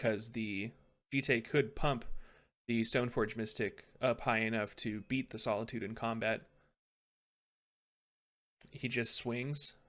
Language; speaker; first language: English; native; English